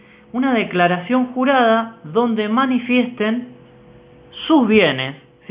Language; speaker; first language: Spanish; native; Spanish